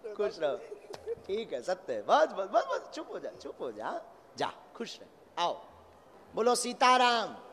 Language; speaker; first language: Hindi; native; Hindi